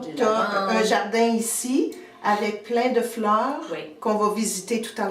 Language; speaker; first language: French; native; French